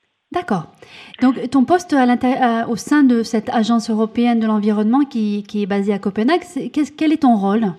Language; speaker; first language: French; native; French